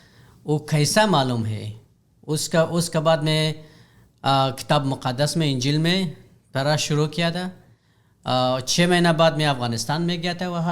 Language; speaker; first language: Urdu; non-native, learner; Hazaragi